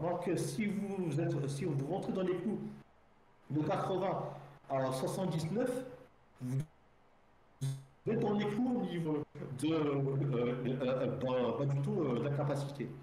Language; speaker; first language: French; native; French